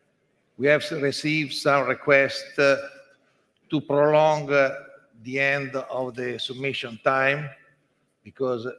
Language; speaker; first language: English; non-native, fluent; Italian